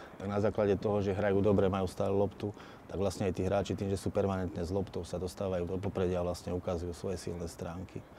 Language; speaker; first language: Slovak; native; Slovak